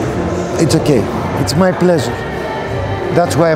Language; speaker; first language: English; non-native, fluent; Greek